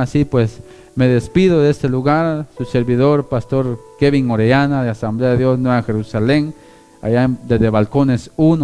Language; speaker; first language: Spanish; native; Spanish